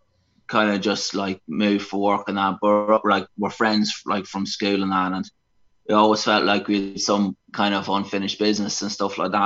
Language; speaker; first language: English; native; English